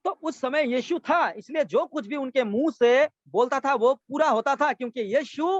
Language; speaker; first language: Hindi; non-native, local second language; Assamese